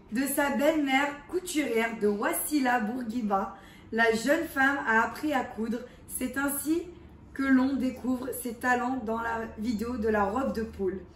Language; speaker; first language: French; early bilingual, heritage; English